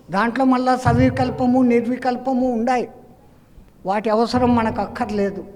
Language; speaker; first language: Telugu; non-native, fluent; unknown